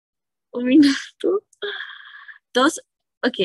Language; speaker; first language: Spanish; non-native, learner; English